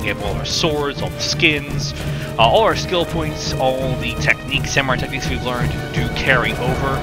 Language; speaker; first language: English; native; English